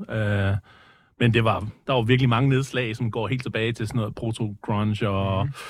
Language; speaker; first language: Danish; early bilingual, other home language; English